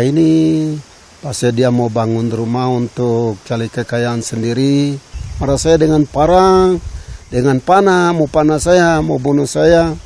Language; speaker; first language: Indonesian; non-native, local second language; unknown